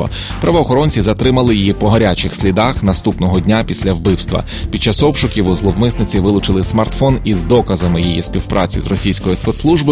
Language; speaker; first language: Ukrainian; native; Ukrainian